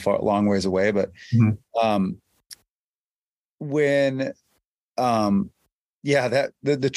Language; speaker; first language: English; native; English